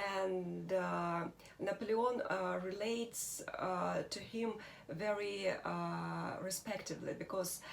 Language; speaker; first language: English; non-native, learner; Russian